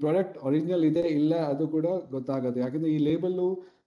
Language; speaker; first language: Kannada; non-native, local second language; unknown